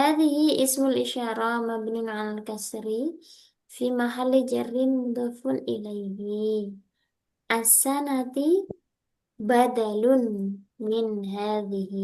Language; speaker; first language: Arabic; non-native, fluent; Indonesian